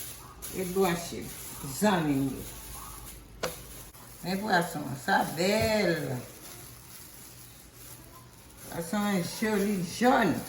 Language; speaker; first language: French; non-native, learner; Haitian Creole